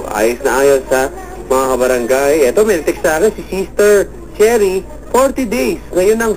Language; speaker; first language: Filipino; native; Filipino